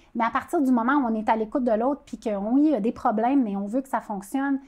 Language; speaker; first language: French; native; French